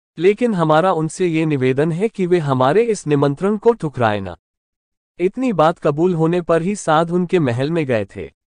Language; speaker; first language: Hindi; native; Hindi